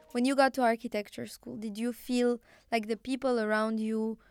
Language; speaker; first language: English; non-native, fluent; Arabic